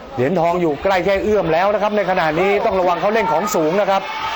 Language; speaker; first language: Thai; native; Thai